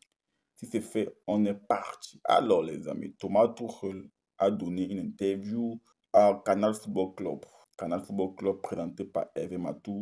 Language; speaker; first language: French; native; French